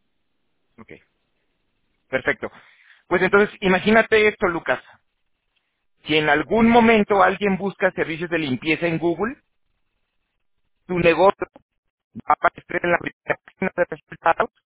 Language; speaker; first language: Spanish; native; Spanish